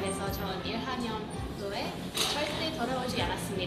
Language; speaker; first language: Korean; non-native, learner; English